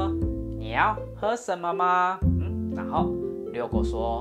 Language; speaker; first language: Chinese; non-native, fluent; Japanese